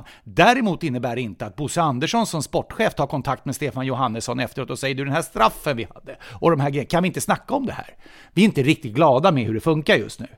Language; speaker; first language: Swedish; native; Swedish